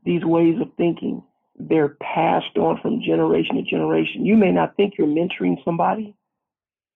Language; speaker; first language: English; native; English